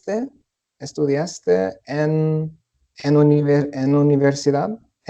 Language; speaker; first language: Spanish; non-native, learner; German